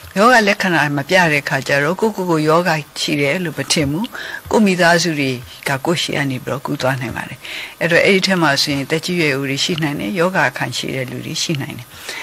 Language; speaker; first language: Burmese; native; Burmese